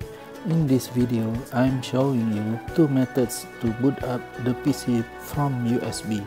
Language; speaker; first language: English; non-native, local second language; Malay